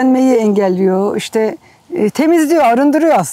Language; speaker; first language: Turkish; native; Turkish